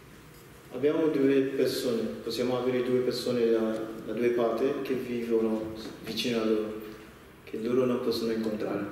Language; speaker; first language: Italian; non-native, learner; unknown